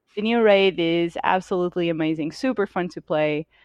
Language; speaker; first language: English; non-native, fluent; Portuguese